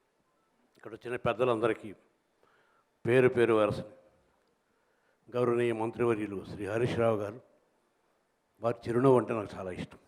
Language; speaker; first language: Telugu; native; Telugu